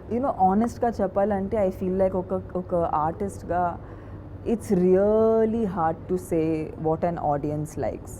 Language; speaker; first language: Telugu; non-native, local second language; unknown